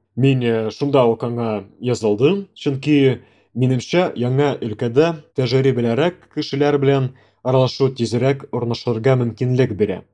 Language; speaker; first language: Tatar; non-native, local second language; Russian